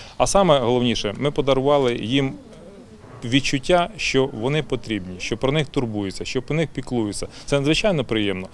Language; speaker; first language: Ukrainian; native; Ukrainian